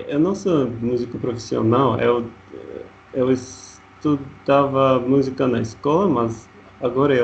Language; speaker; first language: Portuguese; non-native, learner; Russian